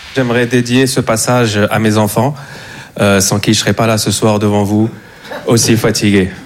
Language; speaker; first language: French; native; French